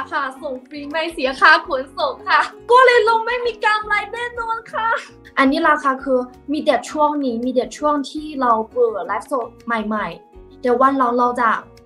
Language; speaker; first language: Thai; non-native, fluent; Chinese